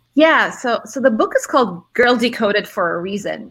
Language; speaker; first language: English; early bilingual, other home language; Arabic